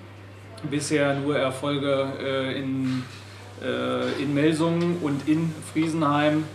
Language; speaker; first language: German; native; German